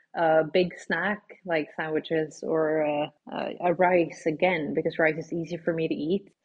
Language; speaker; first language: English; non-native, fluent; Swedish